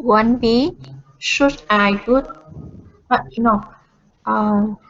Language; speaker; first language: English; non-native, learner; Vietnamese